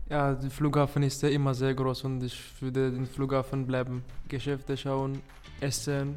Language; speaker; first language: German; non-native, fluent; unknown